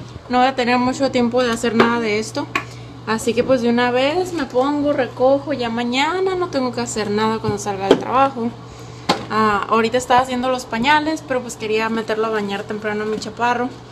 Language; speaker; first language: Spanish; native; Spanish